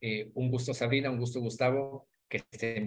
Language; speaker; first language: Spanish; native; Spanish